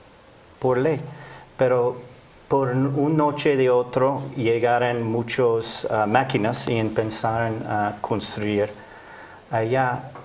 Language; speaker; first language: Spanish; non-native, fluent; English